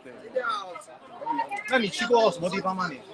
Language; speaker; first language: Chinese; early bilingual, heritage; Chinese